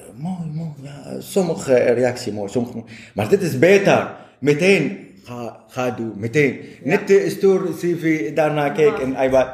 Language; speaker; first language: Dutch; non-native, learner; Arabic